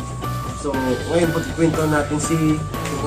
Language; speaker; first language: Filipino; native; Filipino